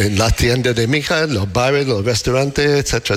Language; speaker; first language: Spanish; non-native, learner; English